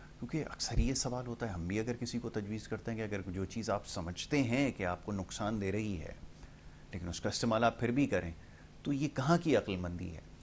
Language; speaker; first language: Urdu; native; Urdu